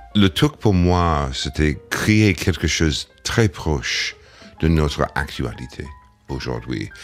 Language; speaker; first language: French; non-native, fluent; English